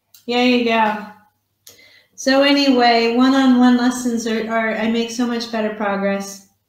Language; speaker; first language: English; native; English